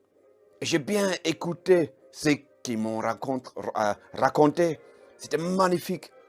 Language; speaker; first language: French; non-native, fluent; German